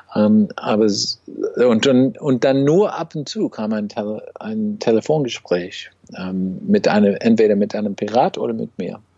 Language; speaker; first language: German; non-native, fluent; English